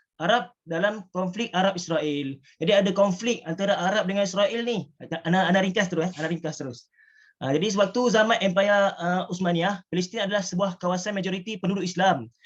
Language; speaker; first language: Malay; native; Malay